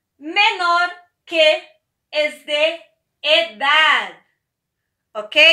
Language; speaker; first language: Spanish; non-native, fluent; Portuguese